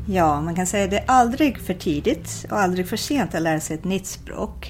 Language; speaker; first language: Swedish; non-native, fluent; English